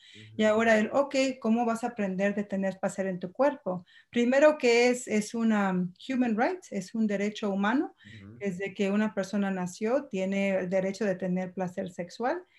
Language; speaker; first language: Spanish; early bilingual, heritage; Spanish